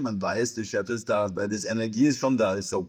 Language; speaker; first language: German; non-native, fluent; English